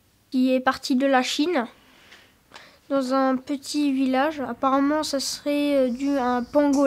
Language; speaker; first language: French; native; French